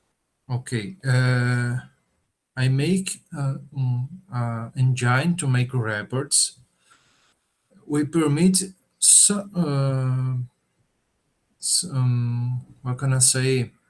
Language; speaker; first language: English; non-native, learner; Portuguese